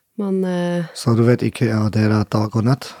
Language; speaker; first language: Norwegian; non-native, learner; German